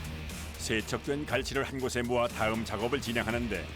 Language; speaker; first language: Korean; native; Korean